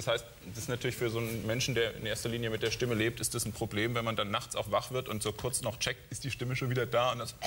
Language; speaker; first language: German; native; German